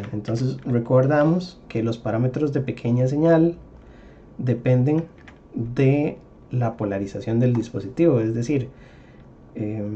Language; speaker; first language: Spanish; native; Spanish